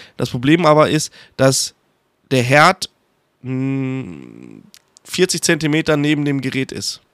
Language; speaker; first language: German; native; German